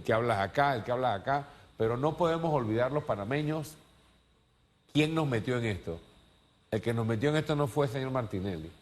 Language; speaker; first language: Spanish; native; Spanish